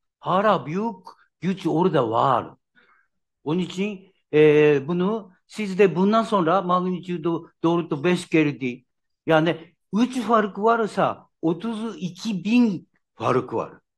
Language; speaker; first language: Turkish; non-native, learner; Japanese